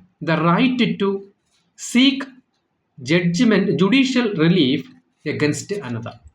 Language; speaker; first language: English; non-native, local second language; Malayalam